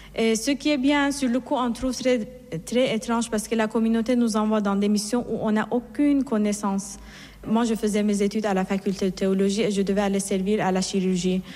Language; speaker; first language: French; non-native, fluent; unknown